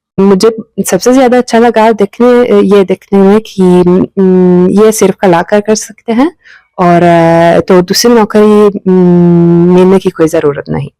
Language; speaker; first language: Hindi; non-native, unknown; Italian